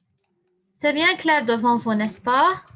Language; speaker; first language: French; non-native, local second language; Arabic